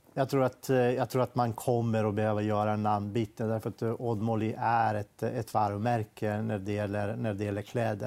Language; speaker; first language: Swedish; non-native, fluent; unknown